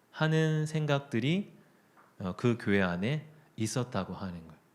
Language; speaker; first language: Korean; native; Korean